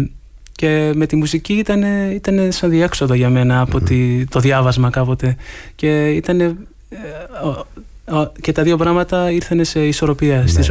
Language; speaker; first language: Greek; early bilingual, heritage; Greek